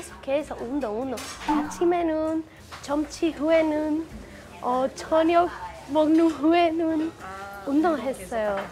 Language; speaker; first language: Korean; non-native, learner; Spanish